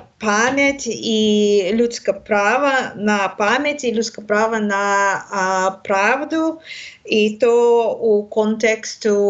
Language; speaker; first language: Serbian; non-native, learner; Russian